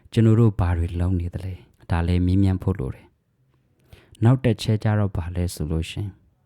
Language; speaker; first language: Burmese; native; Burmese